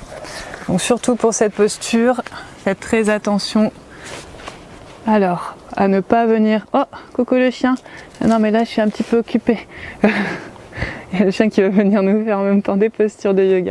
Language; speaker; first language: French; native; French